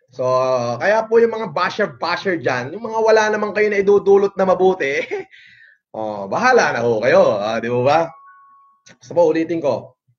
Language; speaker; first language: Filipino; non-native, local second language; Iloko